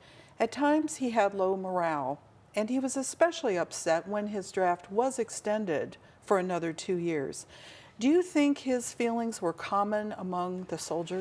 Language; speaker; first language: English; native; English